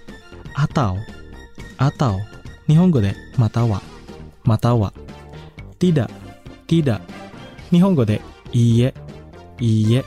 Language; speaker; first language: Japanese; non-native, fluent; Indonesian